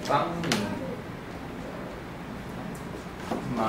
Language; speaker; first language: Chinese; non-native, learner; English